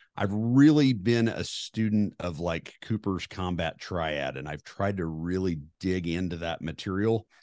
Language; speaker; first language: English; native; English